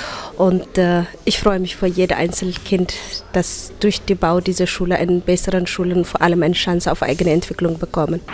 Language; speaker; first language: German; non-native, fluent; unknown